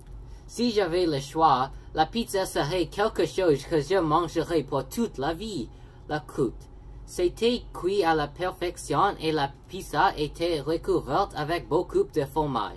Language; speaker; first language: French; non-native, learner; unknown